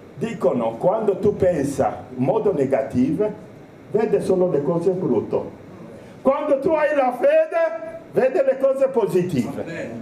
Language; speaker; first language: Italian; non-native, fluent; Romanian